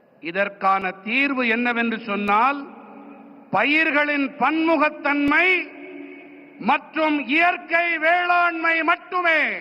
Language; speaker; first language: Tamil; native; Tamil